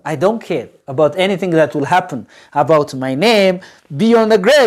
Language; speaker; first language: English; non-native, fluent; Amharic